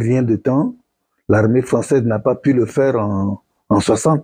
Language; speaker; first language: French; non-native, local second language; Sango